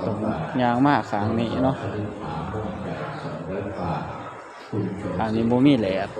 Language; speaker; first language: Thai; non-native, local second language; Northeastern Thai